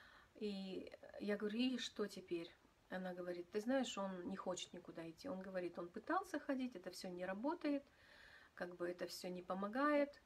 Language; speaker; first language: Russian; native; Russian